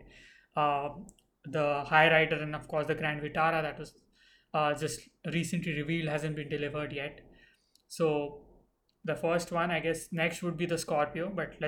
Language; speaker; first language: English; non-native, local second language; Hindi